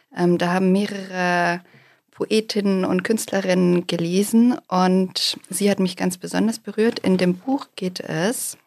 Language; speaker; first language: German; native; German